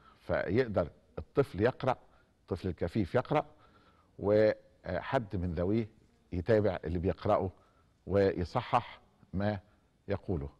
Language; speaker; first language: Arabic; native; Arabic